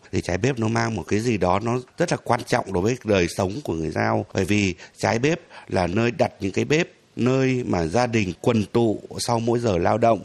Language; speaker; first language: Vietnamese; non-native, local second language; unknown